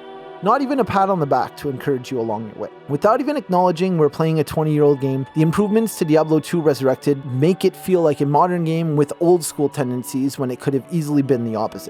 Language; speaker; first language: English; native; English